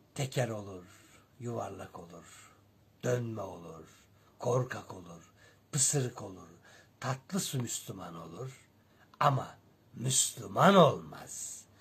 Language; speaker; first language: Turkish; native; Turkish